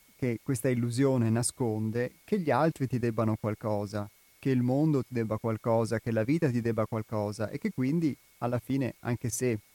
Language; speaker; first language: Italian; non-native, fluent; Albanian